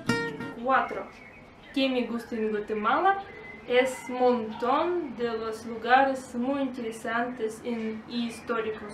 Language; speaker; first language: Spanish; non-native, learner; Russian